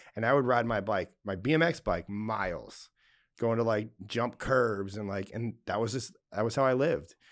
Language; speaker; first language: English; native; English